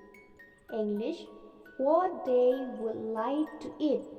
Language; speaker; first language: English; non-native, local second language; Khasi